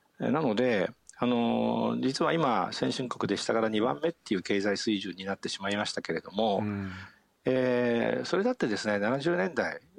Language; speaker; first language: Japanese; native; Japanese